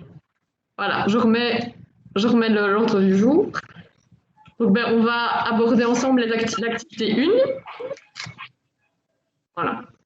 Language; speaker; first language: French; native; French